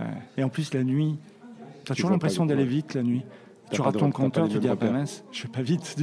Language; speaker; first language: French; native; French